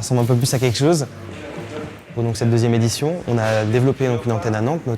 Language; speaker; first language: French; native; French